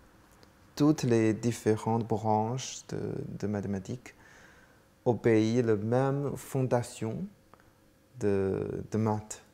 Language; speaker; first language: French; non-native, fluent; Chinese